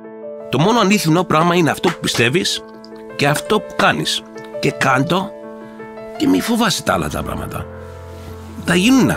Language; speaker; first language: Greek; early bilingual, heritage; Greek